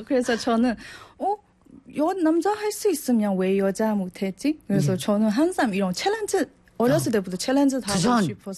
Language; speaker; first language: Korean; non-native, learner; Burmese